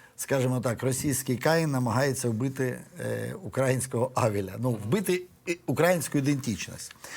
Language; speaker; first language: Ukrainian; native; Ukrainian